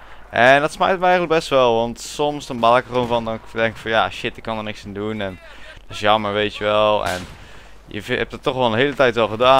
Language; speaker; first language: Dutch; native; Dutch